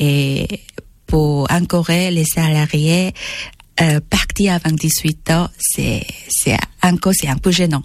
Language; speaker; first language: French; non-native, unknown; Korean